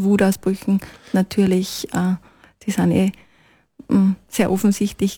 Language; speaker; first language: German; native; German